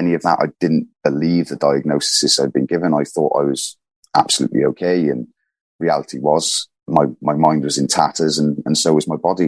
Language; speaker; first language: English; native; English